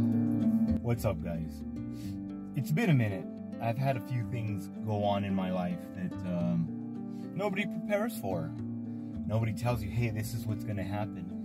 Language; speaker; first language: English; native; English